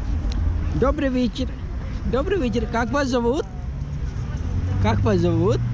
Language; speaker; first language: Russian; non-native, learner; Urdu